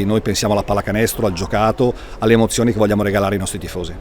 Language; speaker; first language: Italian; native; Italian